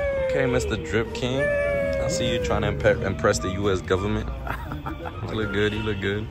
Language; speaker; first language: English; early bilingual, other home language; Spanish